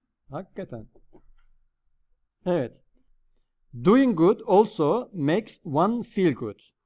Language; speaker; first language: English; non-native, fluent; Turkish